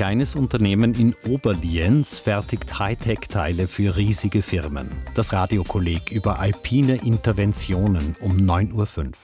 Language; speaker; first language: German; native; German